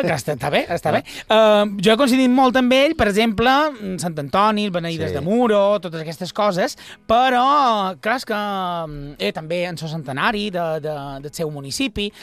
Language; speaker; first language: Catalan; native; Catalan